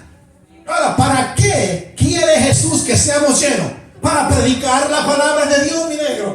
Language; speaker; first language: Spanish; native; Spanish